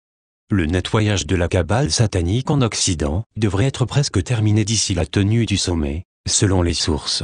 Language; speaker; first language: French; native; French